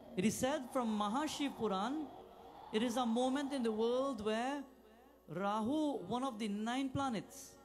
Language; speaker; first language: English; native; English